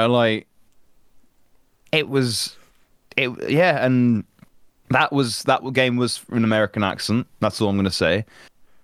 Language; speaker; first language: English; native; English